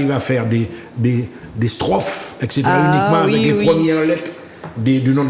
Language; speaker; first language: French; native; French